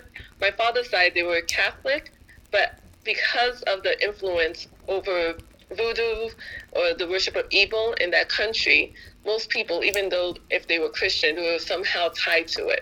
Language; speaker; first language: English; native; English